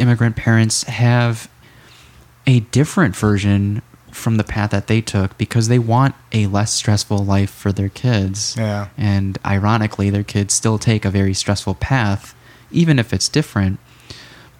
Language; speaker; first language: English; native; English